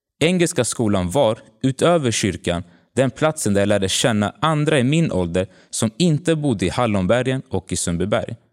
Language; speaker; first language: Swedish; early bilingual, other home language; Tigrinya